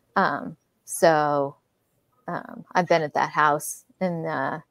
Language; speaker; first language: English; native; English